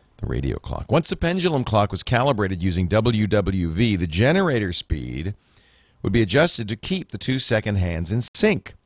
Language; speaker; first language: English; native; English